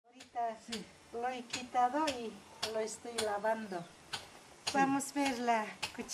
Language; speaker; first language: Spanish; non-native, local second language; Quechua